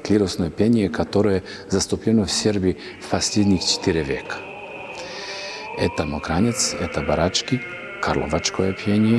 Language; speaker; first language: Russian; non-native, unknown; Serbian